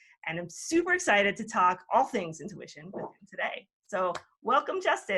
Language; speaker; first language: English; native; English